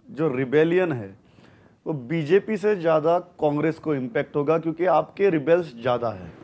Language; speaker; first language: Hindi; non-native, local second language; Konkani